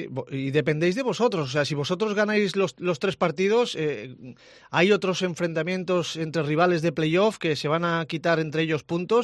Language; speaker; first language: Spanish; native; Spanish